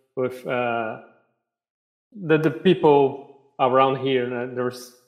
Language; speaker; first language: English; non-native, fluent; Portuguese